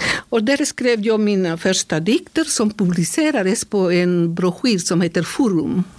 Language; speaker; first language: Swedish; non-native, fluent; Spanish